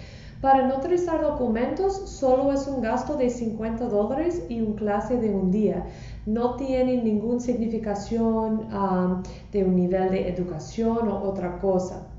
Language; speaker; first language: Spanish; non-native, fluent; English